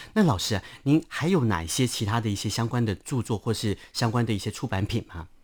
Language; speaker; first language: Chinese; non-native, local second language; Hakka Chinese